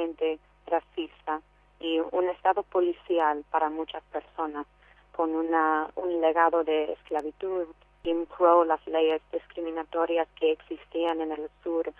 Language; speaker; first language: Spanish; non-native, fluent; English